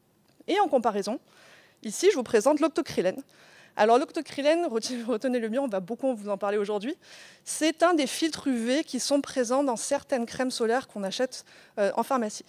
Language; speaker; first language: French; native; French